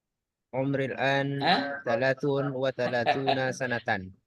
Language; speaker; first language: Arabic; non-native, learner; Indonesian